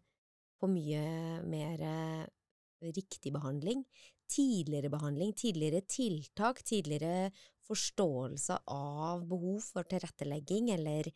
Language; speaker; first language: Norwegian; native; Norwegian